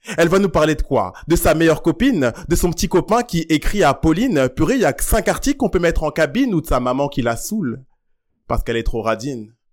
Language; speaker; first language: French; early bilingual, other home language; Lingala